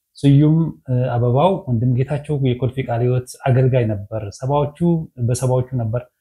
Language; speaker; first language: Amharic; native; Amharic